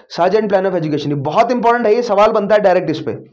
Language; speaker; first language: Hindi; native; Hindi